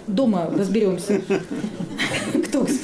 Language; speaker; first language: Russian; native; Russian